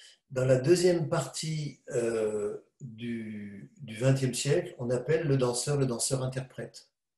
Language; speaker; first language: French; native; French